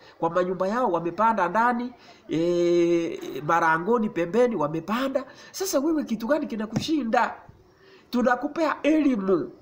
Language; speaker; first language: Swahili; non-native, local second language; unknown